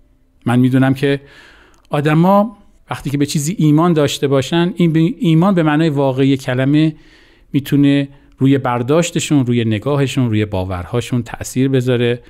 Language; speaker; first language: Persian; native; Persian